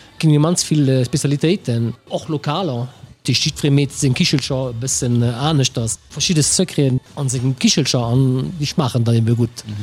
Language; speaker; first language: Luxembourgish; early bilingual, other home language; Italian